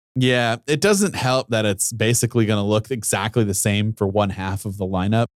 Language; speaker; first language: English; native; English